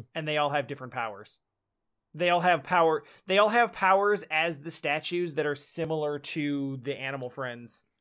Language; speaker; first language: English; native; English